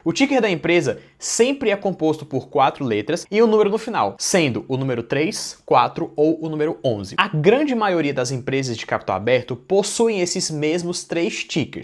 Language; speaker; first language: Portuguese; native; Portuguese